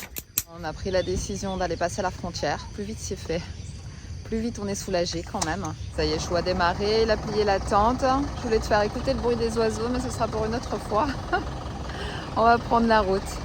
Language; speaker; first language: French; native; French